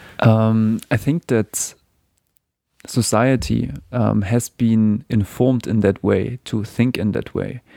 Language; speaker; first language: English; non-native, fluent; German